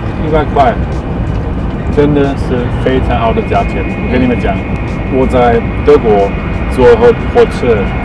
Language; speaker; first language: Chinese; non-native, fluent; German